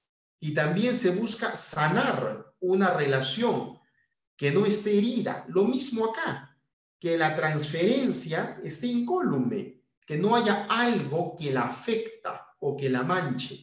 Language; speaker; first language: Spanish; native; Spanish